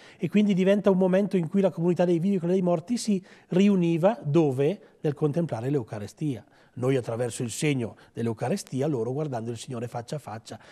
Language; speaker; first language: Italian; native; Italian